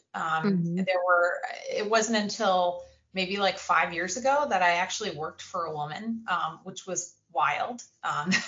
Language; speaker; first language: English; native; English